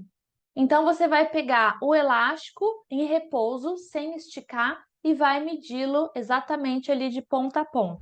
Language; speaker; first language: Portuguese; native; Portuguese